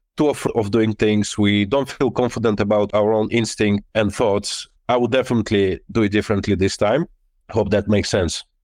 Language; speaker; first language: English; non-native, fluent; Lithuanian